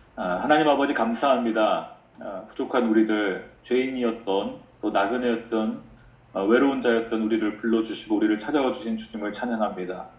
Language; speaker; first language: Korean; native; Korean